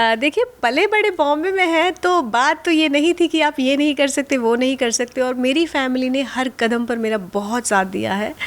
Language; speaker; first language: Hindi; non-native, local second language; Gujarati